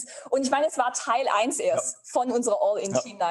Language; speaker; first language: German; native; German